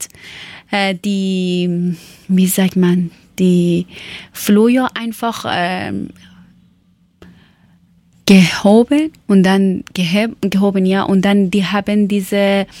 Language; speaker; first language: German; non-native, learner; Persian